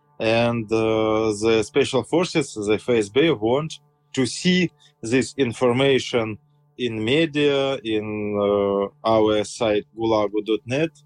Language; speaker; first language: English; non-native, learner; Russian